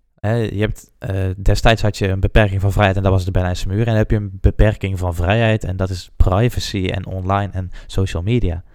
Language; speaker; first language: Dutch; native; Dutch